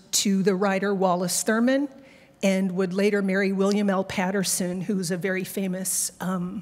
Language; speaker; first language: English; native; English